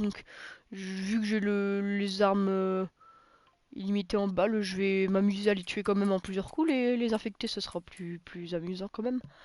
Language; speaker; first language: French; native; French